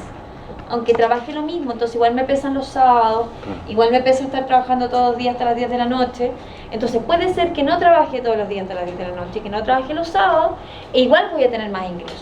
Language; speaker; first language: Spanish; native; Spanish